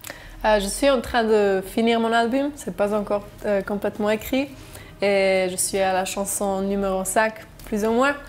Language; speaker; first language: French; non-native, local second language; German